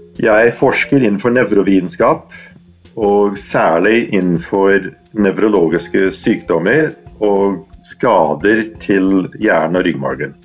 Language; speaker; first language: Norwegian; non-native, fluent; English